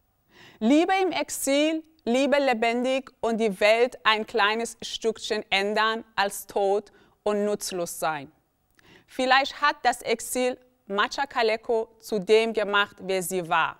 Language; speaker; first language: German; early bilingual, other home language; Persian